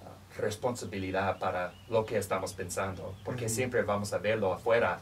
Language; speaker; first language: Spanish; non-native, fluent; English